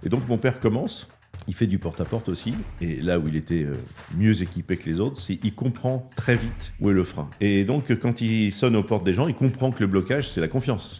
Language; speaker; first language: French; native; French